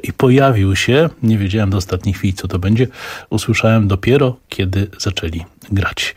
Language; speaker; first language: Polish; native; Polish